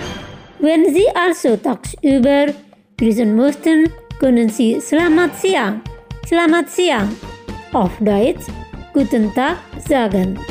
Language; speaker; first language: German; non-native, fluent; Indonesian